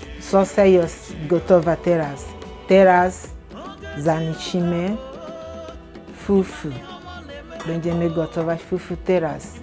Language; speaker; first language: Polish; non-native, learner; Igbo